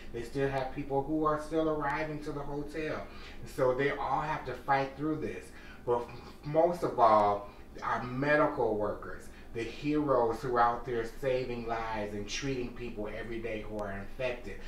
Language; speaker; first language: English; native; English